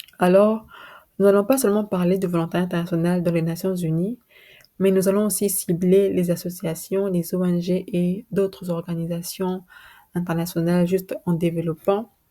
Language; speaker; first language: French; non-native, local second language; Lingala